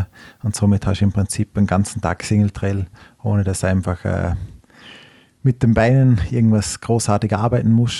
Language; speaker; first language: German; native; German